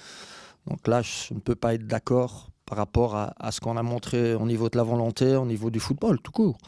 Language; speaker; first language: French; native; French